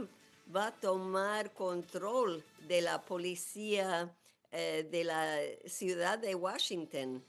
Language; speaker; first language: Spanish; non-native, fluent; English